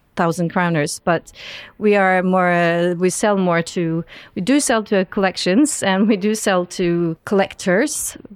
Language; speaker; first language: English; non-native, fluent; Norwegian